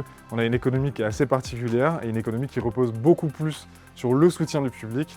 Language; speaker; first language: French; native; French